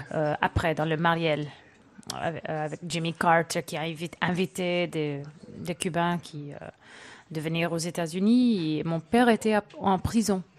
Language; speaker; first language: French; non-native, fluent; English